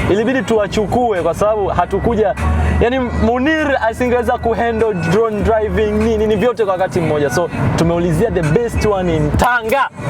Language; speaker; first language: Swahili; native; Swahili